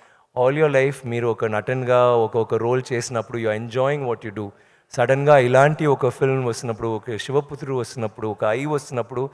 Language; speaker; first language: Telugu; non-native, learner; Tamil